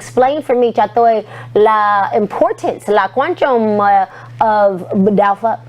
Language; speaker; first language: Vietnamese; non-native, learner; English